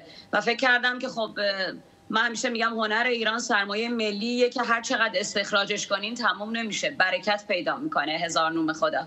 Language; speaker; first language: Persian; native; Persian